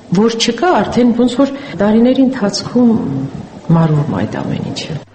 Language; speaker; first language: Armenian; non-native, local second language; Assyrian Neo-Aramaic